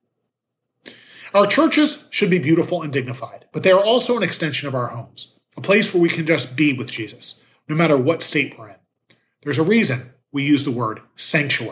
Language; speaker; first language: English; native; English